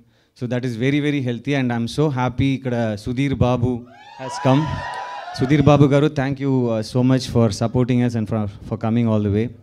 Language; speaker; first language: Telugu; non-native, learner; Tamil